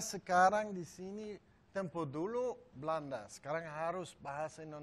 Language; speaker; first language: Indonesian; non-native, learner; Dutch